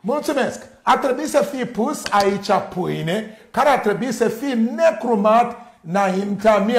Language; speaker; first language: Romanian; non-native, learner; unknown